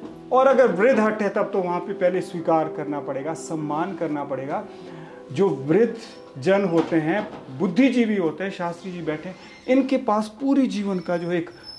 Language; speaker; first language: Hindi; native; Hindi